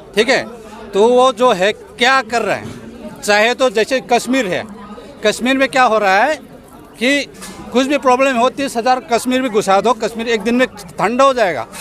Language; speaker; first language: Hindi; non-native, local second language; Manipuri